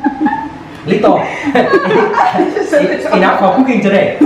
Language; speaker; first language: English; non-native, local second language; Vietnamese